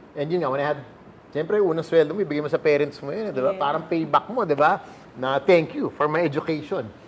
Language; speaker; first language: Filipino; native; Filipino